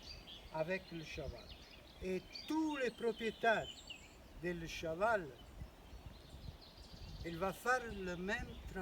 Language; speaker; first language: French; non-native, learner; Italian